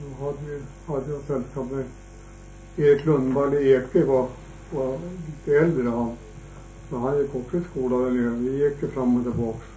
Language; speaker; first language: Swedish; native; Swedish